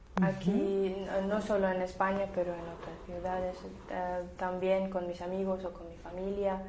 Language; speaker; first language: Spanish; non-native, learner; Bulgarian